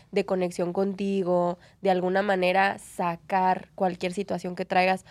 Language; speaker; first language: Spanish; native; Spanish